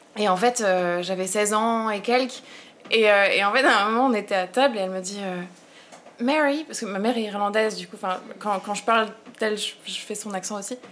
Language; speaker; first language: French; native; French